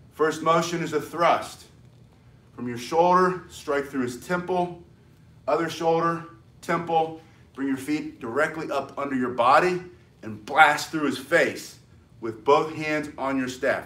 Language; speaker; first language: English; native; English